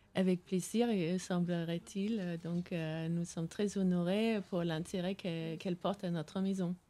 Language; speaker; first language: French; non-native, fluent; Danish